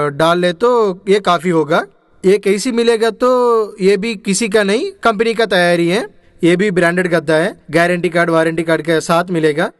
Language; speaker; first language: Hindi; non-native, local second language; Telugu